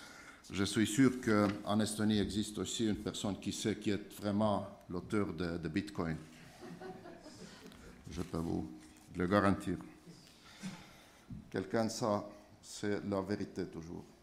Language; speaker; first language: French; non-native, fluent; Estonian